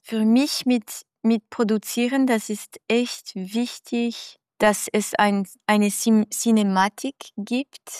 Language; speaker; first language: German; non-native, local second language; French